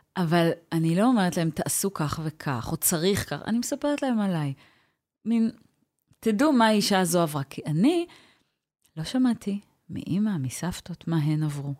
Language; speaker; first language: Hebrew; native; Hebrew